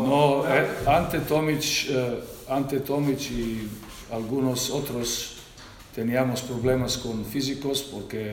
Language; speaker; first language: Spanish; non-native, learner; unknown